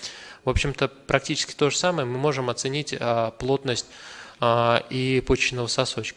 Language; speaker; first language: Russian; native; Russian